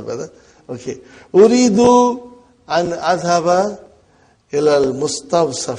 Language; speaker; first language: Arabic; non-native, fluent; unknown